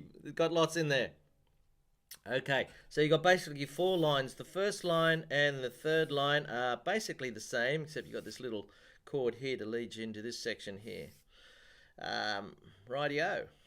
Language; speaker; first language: English; native; English